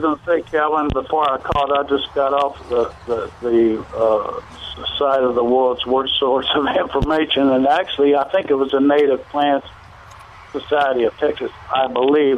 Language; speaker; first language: English; native; English